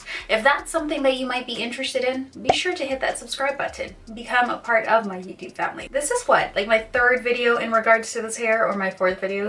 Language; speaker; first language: English; native; English